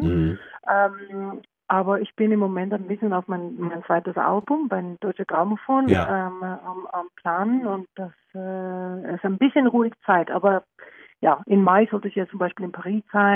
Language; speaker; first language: German; non-native, learner; Norwegian